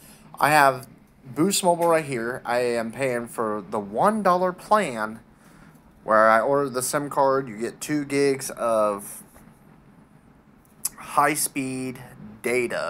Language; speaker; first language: English; native; English